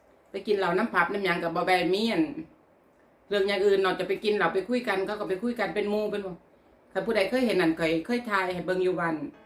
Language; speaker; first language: Thai; non-native, local second language; Northeastern Thai